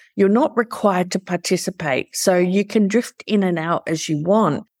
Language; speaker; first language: English; native; English